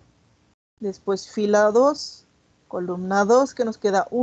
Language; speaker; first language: Spanish; native; Spanish